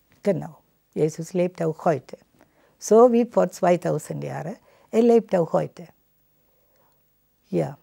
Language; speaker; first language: German; non-native, fluent; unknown